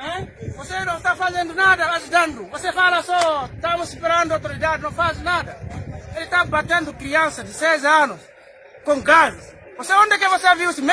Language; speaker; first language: Portuguese; non-native, learner; Haitian Creole